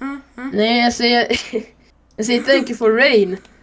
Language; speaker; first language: Swedish; native; Swedish